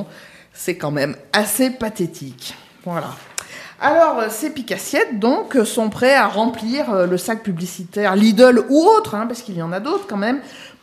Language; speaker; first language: French; native; French